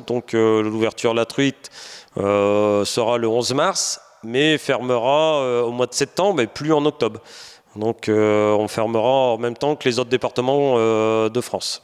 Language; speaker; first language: French; native; French